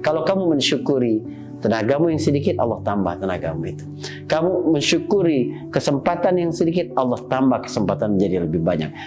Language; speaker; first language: Indonesian; native; Indonesian